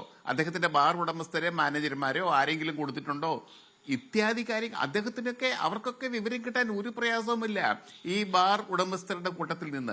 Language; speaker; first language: Malayalam; native; Malayalam